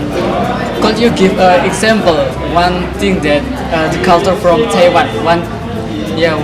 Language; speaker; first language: English; non-native, learner; Indonesian